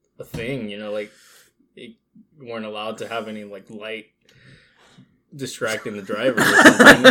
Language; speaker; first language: English; early bilingual, other home language; Spanish